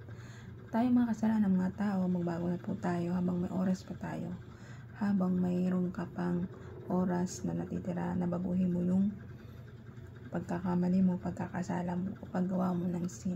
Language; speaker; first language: Filipino; native; Filipino